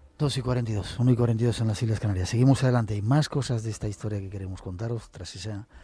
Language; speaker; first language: Spanish; native; Spanish